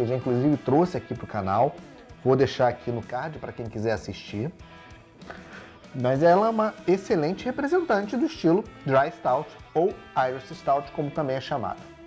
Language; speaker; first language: Portuguese; native; Portuguese